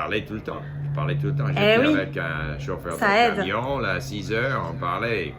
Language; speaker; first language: French; non-native, fluent; English